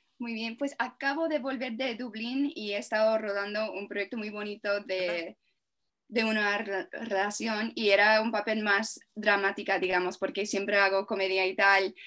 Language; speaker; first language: Spanish; non-native, fluent; English